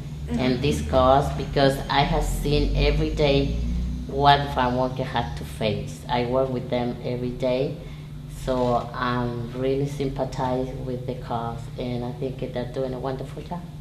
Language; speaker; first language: English; non-native, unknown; Spanish